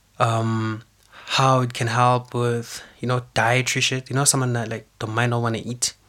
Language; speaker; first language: English; non-native, local second language; Zulu